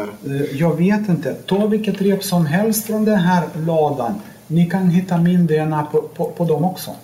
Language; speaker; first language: Swedish; non-native, learner; Lithuanian